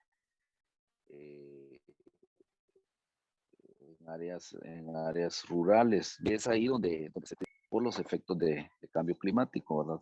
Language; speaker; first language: Spanish; native; Spanish